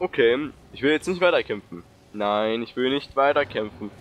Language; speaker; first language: German; native; German